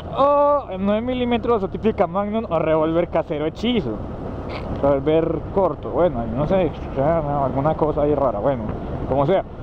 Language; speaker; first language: Spanish; native; Spanish